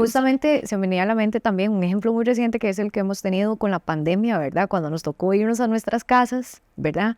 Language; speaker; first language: Spanish; native; Spanish